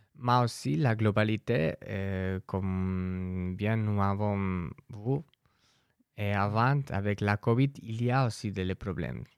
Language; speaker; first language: French; non-native, learner; Spanish